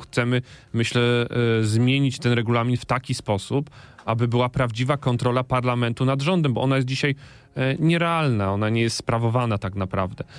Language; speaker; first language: Polish; native; Polish